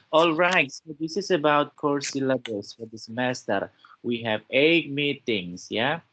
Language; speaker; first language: English; non-native, fluent; Indonesian